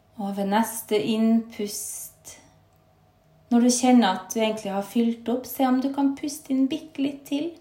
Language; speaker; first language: Norwegian; native; Norwegian